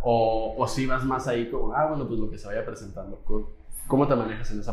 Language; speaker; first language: Spanish; native; Spanish